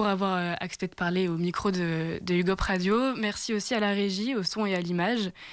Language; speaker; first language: French; native; French